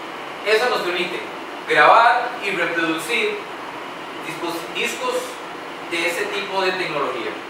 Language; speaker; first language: Spanish; native; Spanish